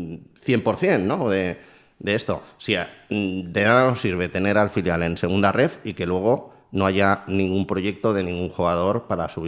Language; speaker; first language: Spanish; native; Spanish